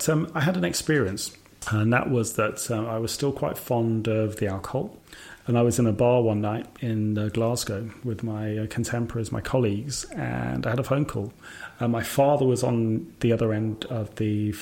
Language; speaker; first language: English; native; English